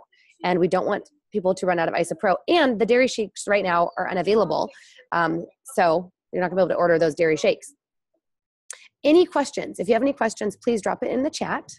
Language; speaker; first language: English; native; English